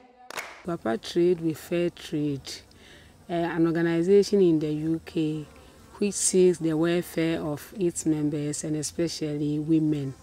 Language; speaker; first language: English; non-native, local second language; Akan